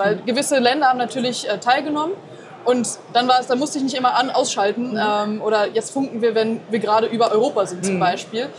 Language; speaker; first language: German; native; German